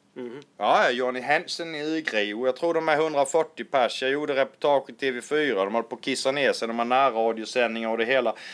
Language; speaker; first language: Swedish; native; Swedish